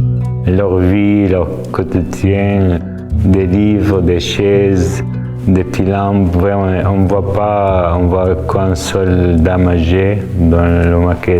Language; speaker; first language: French; non-native, fluent; Arabic